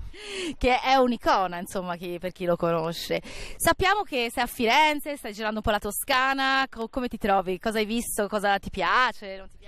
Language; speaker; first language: Italian; native; Italian